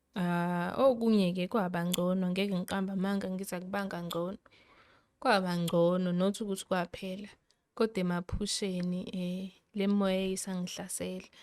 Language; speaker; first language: Zulu; native; Zulu